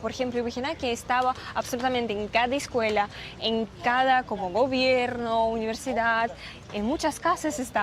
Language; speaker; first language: Spanish; non-native, fluent; Russian